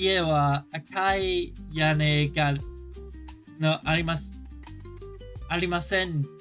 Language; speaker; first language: Japanese; non-native, learner; English